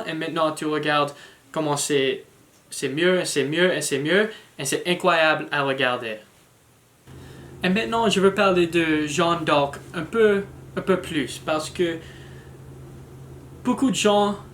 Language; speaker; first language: French; non-native, learner; English